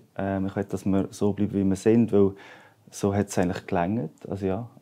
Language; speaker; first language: German; native; German